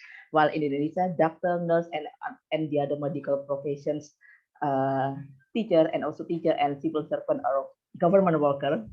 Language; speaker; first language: English; non-native, fluent; Indonesian